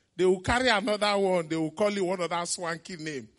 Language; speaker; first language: English; non-native, local second language; Igbo